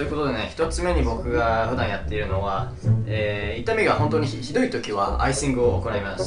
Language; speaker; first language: Japanese; native; Japanese